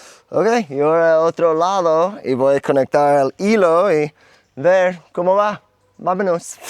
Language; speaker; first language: Spanish; non-native, learner; English